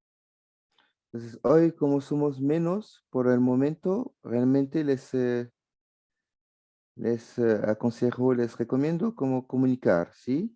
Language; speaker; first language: Spanish; non-native, fluent; French